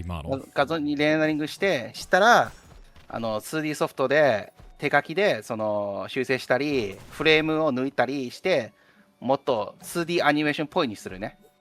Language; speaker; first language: Japanese; non-native, fluent; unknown